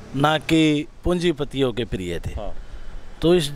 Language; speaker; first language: Hindi; native; Hindi